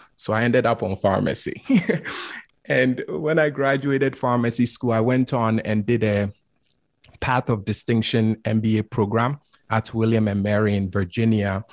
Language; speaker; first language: English; non-native, local second language; Akan